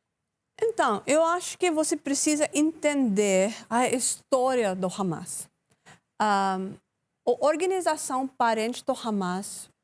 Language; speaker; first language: Portuguese; non-native, learner; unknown